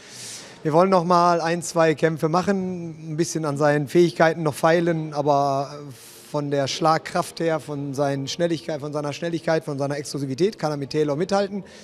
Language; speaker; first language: German; native; German